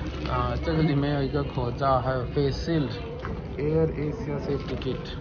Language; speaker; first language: Chinese; non-native, fluent; Hindi